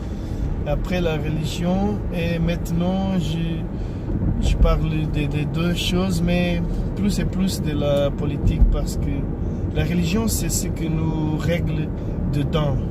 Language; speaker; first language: French; non-native, fluent; Portuguese